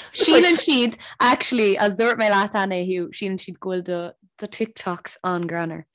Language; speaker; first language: Irish; native; Irish